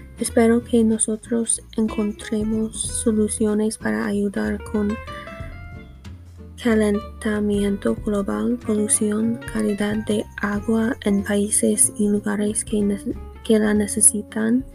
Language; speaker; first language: Spanish; non-native, learner; English